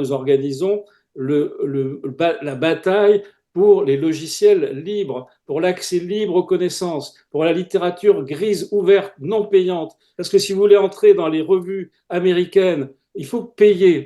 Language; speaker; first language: French; native; French